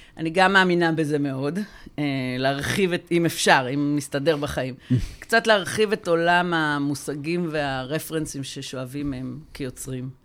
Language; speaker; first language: Hebrew; native; Hebrew